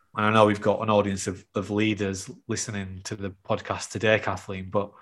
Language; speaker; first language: English; native; English